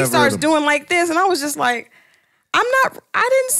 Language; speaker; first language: English; native; English